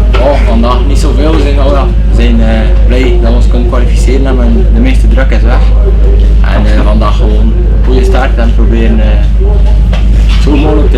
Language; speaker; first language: Dutch; native; Dutch